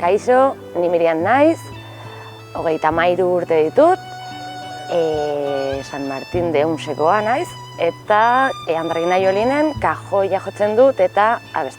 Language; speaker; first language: Basque; non-native, local second language; Spanish